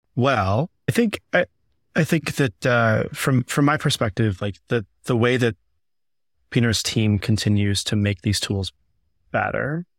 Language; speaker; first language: English; native; English